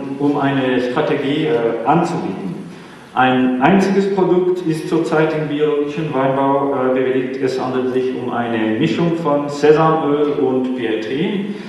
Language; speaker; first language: German; non-native, local second language; French